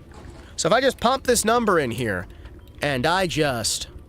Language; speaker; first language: English; native; English